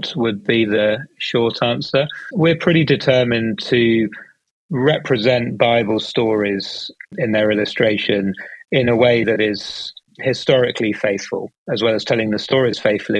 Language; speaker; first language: English; native; English